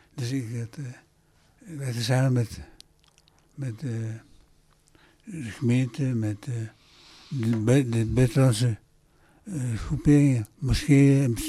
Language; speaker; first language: Dutch; early bilingual, other home language; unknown